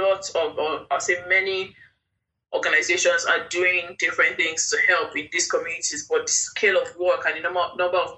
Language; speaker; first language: English; non-native, local second language; Yoruba